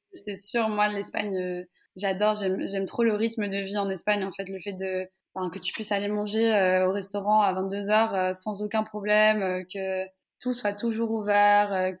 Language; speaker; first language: French; native; French